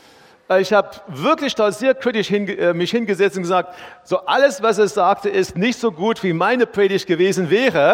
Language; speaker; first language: German; non-native, fluent; English